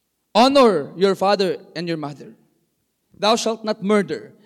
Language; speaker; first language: English; non-native, local second language; Filipino